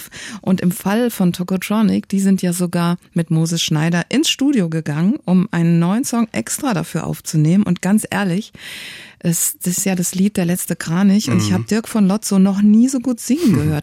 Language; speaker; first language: German; native; German